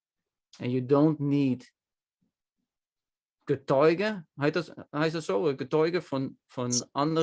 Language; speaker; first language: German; non-native, learner; Dutch